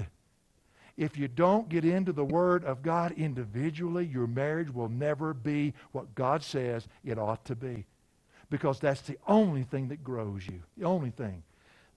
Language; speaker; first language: English; native; English